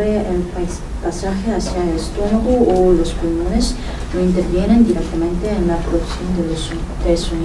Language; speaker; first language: Spanish; non-native, learner; Korean